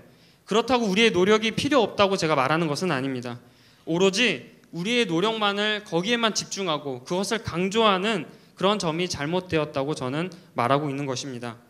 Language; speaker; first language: Korean; native; Korean